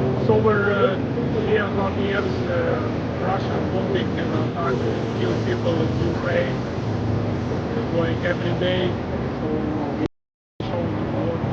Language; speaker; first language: English; non-native, learner; Ukrainian